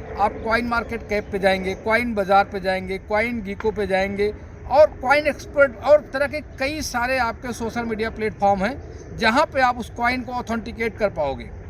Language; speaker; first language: Hindi; native; Hindi